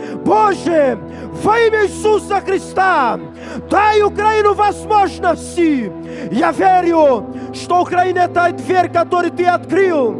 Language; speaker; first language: Russian; non-native, learner; Portuguese